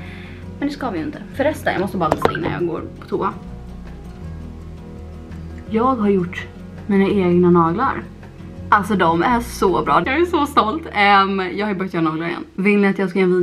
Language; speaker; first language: Swedish; native; Swedish